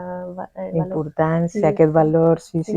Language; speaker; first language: Catalan; non-native, fluent; Spanish